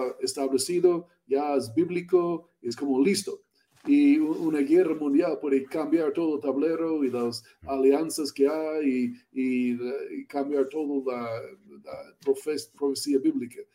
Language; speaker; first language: Spanish; non-native, learner; English